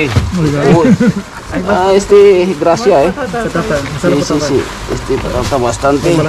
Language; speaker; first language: Spanish; non-native, learner; Filipino